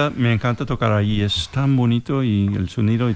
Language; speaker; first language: Spanish; non-native, fluent; English